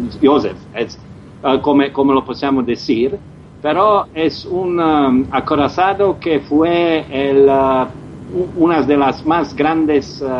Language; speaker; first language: Spanish; non-native, learner; Croatian